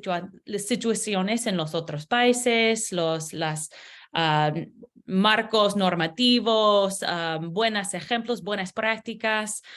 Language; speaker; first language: Spanish; non-native, learner; English